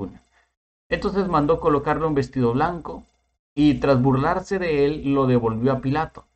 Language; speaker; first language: Spanish; native; Spanish